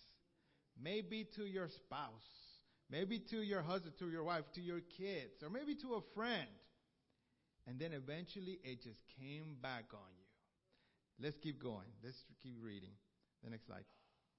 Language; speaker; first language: English; early bilingual, other home language; Spanish